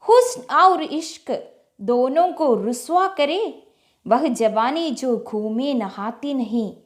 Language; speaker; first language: Hindi; non-native, local second language; Malayalam